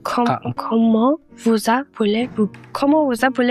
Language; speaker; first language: French; non-native, learner; Uzbek